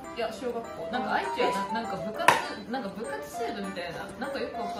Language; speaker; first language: Japanese; native; Japanese